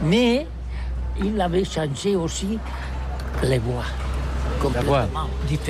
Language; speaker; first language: French; non-native, learner; Catalan